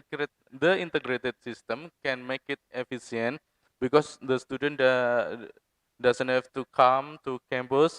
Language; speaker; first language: English; non-native, fluent; Indonesian